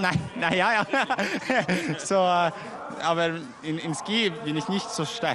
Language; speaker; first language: German; non-native, learner; Norwegian